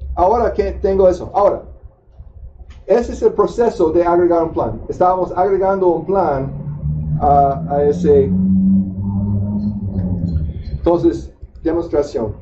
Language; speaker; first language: Spanish; non-native, fluent; English